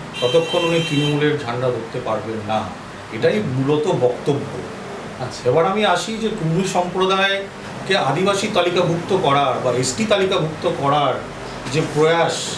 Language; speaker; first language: Bangla; non-native, local second language; Santali